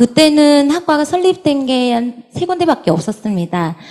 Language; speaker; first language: Korean; non-native, fluent; Vietnamese